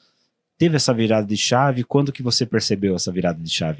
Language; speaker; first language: Portuguese; native; Portuguese